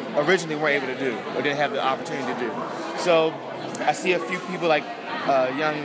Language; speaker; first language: English; native; English